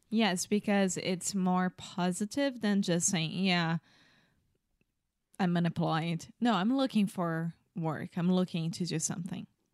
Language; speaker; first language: English; non-native, fluent; Portuguese